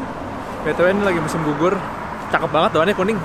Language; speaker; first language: Indonesian; native; Indonesian